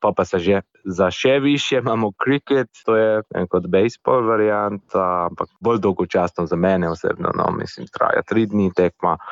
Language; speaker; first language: Slovenian; non-native, fluent; English